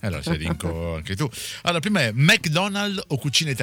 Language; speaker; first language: Italian; native; Italian